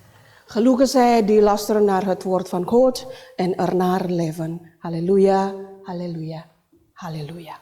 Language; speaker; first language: Dutch; non-native, learner; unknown